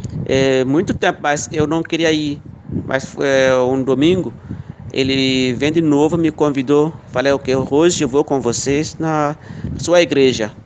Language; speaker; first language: Portuguese; non-native, local second language; Fula